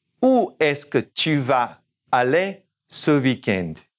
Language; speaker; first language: French; non-native, fluent; English